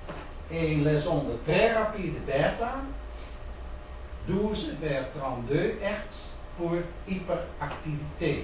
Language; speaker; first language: French; non-native, learner; Dutch